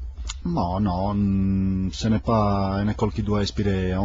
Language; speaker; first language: French; non-native, fluent; Italian